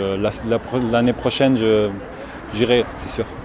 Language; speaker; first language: French; non-native, fluent; German